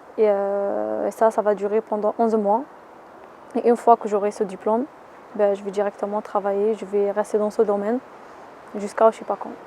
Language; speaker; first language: French; non-native, local second language; Arabic